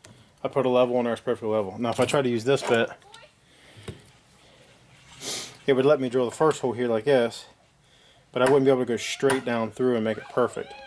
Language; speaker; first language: English; native; English